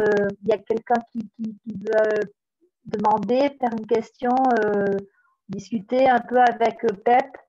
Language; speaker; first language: French; non-native, fluent; Spanish